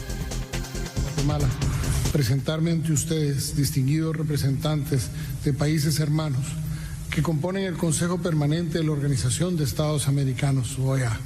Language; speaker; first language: Spanish; native; Spanish